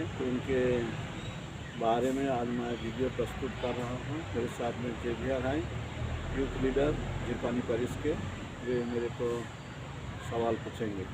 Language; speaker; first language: Hindi; non-native, local second language; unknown